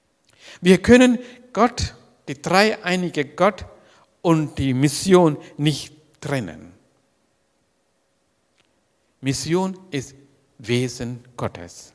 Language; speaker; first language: German; non-native, learner; Sinhala